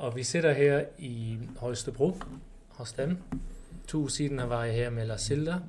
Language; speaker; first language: Danish; non-native, fluent; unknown